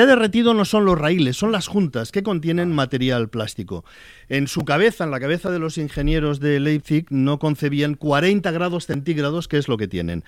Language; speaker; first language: Spanish; native; Spanish